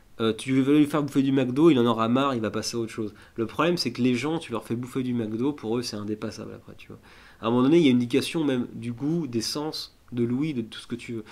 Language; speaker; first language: French; native; French